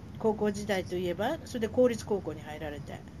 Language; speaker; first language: Japanese; native; Japanese